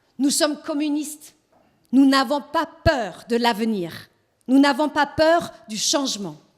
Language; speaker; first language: French; non-native, fluent; German